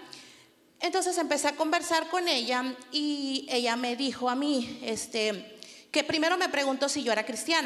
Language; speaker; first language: Spanish; native; Spanish